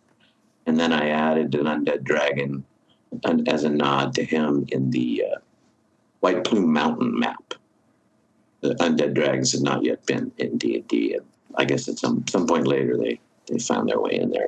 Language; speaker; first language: English; native; English